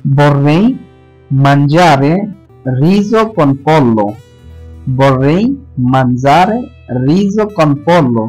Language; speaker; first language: Italian; non-native, fluent; Bangla